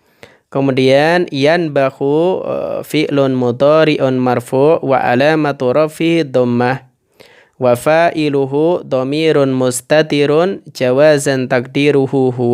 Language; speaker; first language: Arabic; non-native, fluent; Indonesian